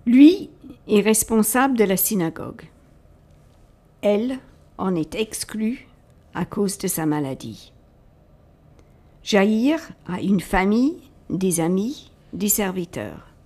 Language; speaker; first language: French; native; French